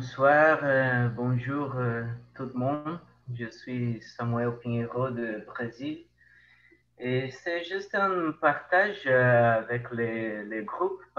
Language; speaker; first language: French; non-native, learner; Portuguese